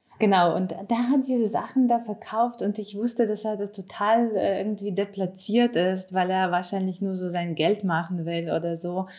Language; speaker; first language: German; non-native, fluent; Ukrainian